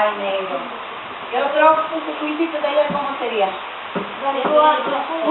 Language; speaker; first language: Spanish; native; Spanish